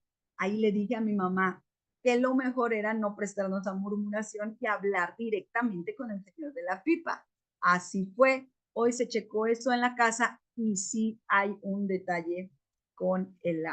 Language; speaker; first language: Spanish; native; Spanish